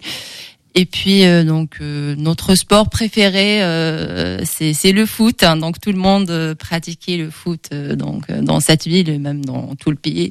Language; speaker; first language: French; non-native, local second language; Arabic